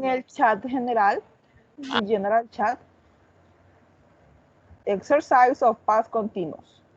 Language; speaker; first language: English; non-native, fluent; Spanish